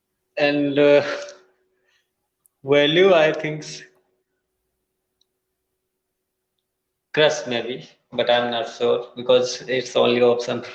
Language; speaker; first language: English; non-native, fluent; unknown